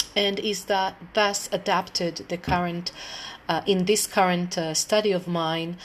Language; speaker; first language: English; non-native, fluent; Hebrew